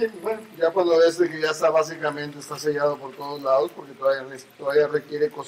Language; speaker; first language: Spanish; native; Spanish